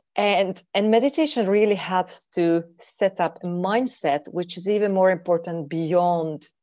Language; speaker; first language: English; non-native, fluent; Hungarian